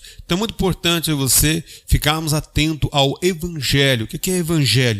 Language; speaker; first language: Portuguese; native; Portuguese